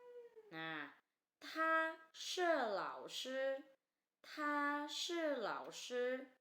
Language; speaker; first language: Chinese; non-native, fluent; Indonesian